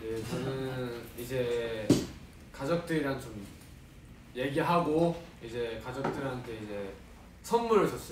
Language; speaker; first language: Korean; non-native, fluent; Japanese